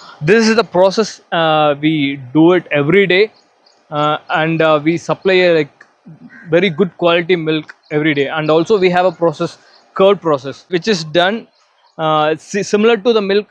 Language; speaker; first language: English; non-native, local second language; Tamil